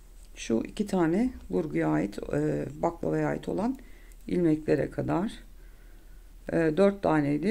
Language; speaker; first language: Turkish; native; Turkish